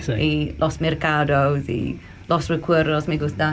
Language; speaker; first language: Spanish; non-native, learner; English